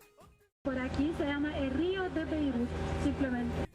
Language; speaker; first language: Spanish; non-native, fluent; Arabic